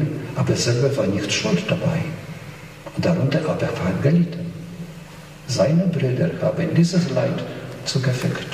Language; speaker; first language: German; non-native, fluent; Polish